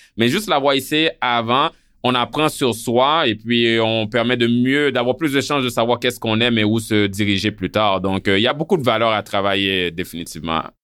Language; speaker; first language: French; non-native, local second language; Haitian Creole